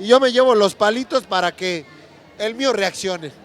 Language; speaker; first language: Spanish; native; Spanish